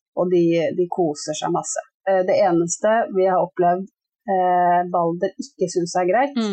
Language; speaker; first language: Norwegian; native; Norwegian